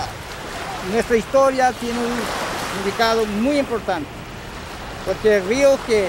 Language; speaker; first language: Spanish; non-native, local second language; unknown